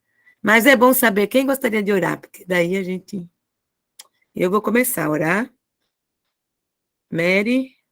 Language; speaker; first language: Portuguese; native; Portuguese